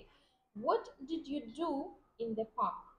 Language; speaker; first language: English; non-native, fluent; Vietnamese